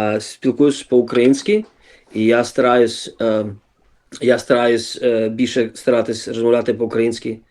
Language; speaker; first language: Ukrainian; early bilingual, other home language; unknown